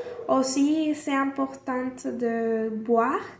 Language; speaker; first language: French; non-native, learner; Spanish